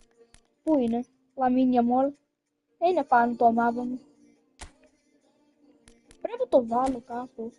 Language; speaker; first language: Greek; non-native, learner; Romanian